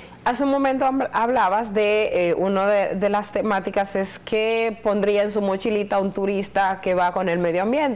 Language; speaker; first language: Spanish; native; Spanish